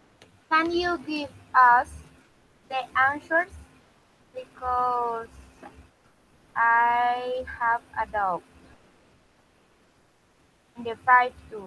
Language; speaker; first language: English; non-native, learner; Spanish